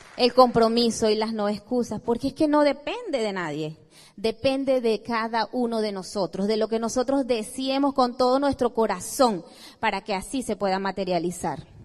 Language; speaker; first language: Spanish; native; Spanish